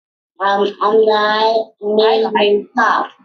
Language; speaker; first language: English; non-native, learner; Vietnamese